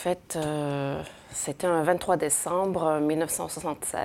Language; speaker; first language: French; early bilingual, other home language; Spanish